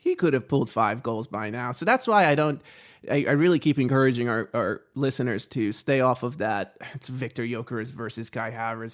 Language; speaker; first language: English; native; English